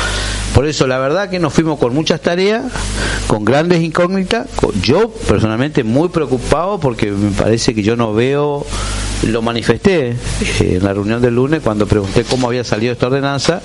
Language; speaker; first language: Spanish; native; Spanish